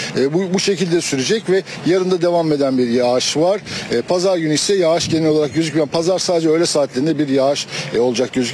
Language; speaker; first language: Turkish; native; Turkish